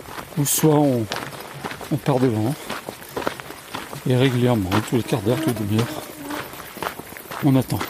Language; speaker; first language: French; native; French